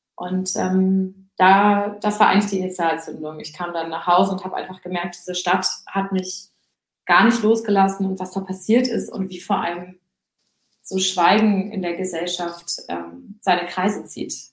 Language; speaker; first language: German; native; German